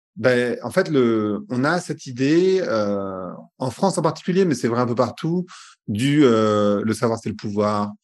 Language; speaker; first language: French; native; French